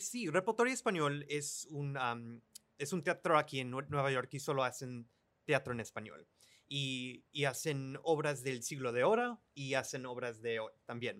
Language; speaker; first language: Spanish; early bilingual, other home language; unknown